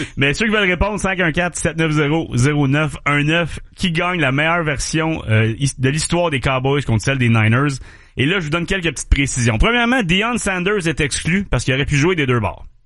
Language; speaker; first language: French; native; French